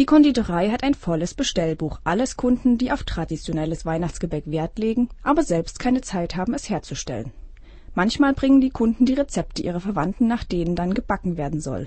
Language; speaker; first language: German; native; German